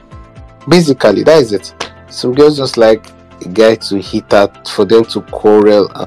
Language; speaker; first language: English; non-native, local second language; Igbo